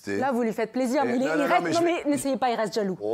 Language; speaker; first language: French; native; French